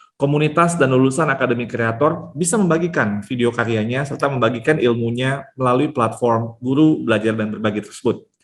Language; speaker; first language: Indonesian; native; Indonesian